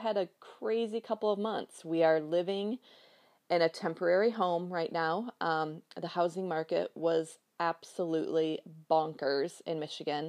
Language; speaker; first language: English; native; English